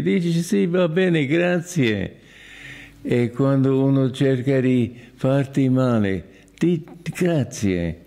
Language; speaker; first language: Italian; non-native, fluent; English